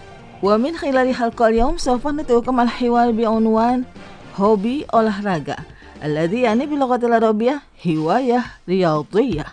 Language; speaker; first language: Arabic; non-native, fluent; Indonesian